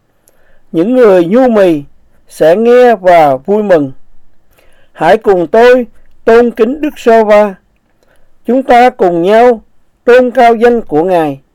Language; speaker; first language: Vietnamese; native; Vietnamese